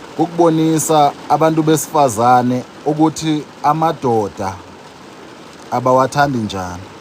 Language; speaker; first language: Zulu; non-native, local second language; Xhosa